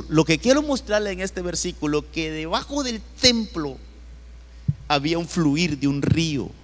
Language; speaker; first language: Spanish; native; Spanish